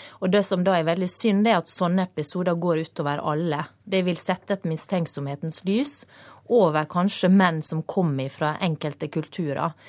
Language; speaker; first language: Norwegian; native; Norwegian